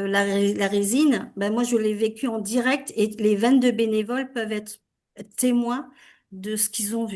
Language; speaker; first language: French; native; French